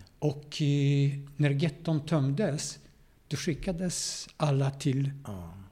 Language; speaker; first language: Swedish; non-native, fluent; Polish